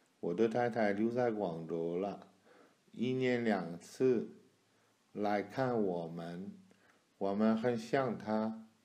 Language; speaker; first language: Chinese; non-native, fluent; French